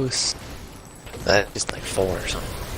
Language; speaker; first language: English; native; English